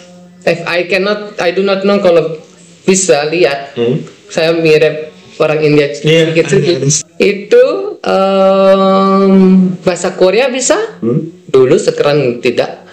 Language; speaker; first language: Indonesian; non-native, fluent; Dutch